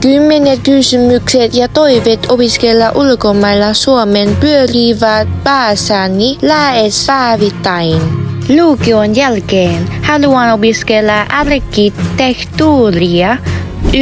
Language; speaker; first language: Finnish; non-native, learner; Vietnamese